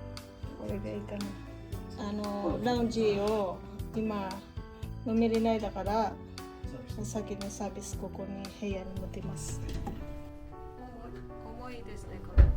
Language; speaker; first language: Japanese; non-native, fluent; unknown